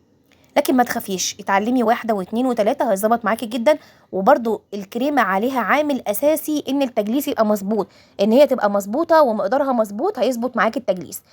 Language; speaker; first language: Arabic; native; Arabic